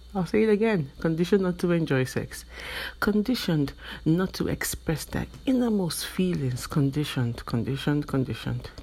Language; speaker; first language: English; non-native, local second language; Yoruba